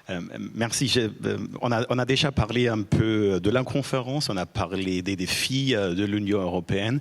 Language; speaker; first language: French; non-native, fluent; German